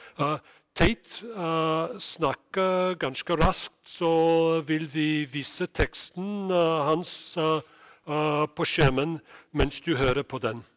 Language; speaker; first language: Norwegian; non-native, fluent; English